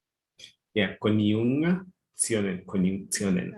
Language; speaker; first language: German; non-native, fluent; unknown